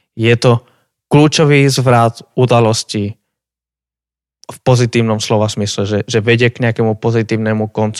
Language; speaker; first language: Slovak; native; Slovak